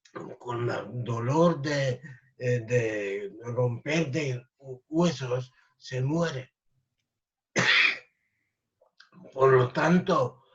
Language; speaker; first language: Spanish; non-native, learner; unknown